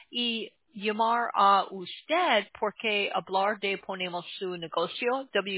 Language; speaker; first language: Spanish; non-native, learner; English